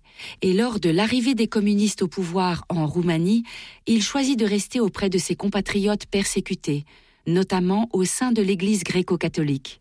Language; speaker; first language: French; native; French